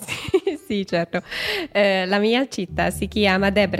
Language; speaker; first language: Italian; non-native, learner; Hungarian